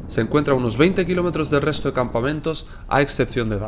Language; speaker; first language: Spanish; native; Spanish